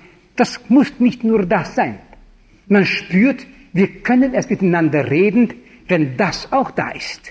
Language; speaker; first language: German; non-native, fluent; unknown